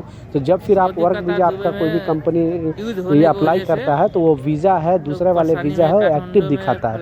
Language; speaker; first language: Hindi; native; Hindi